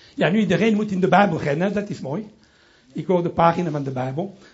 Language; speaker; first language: Dutch; non-native, fluent; French